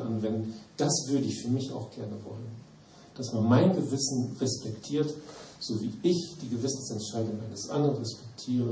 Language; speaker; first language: German; native; German